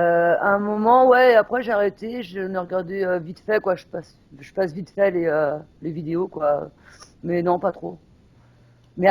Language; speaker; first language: French; native; French